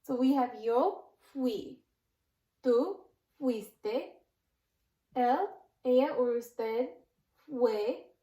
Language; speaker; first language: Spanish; non-native, learner; English